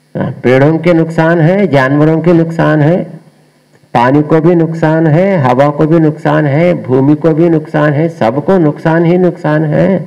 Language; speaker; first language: Hindi; non-native, local second language; Telugu